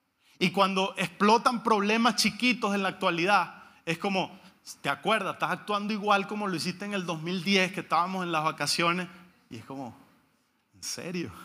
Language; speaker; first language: Spanish; native; Spanish